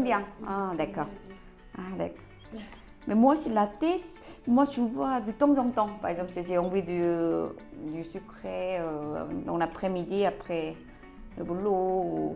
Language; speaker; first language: French; non-native, learner; Korean